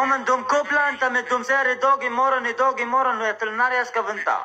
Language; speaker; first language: Swedish; non-native, learner; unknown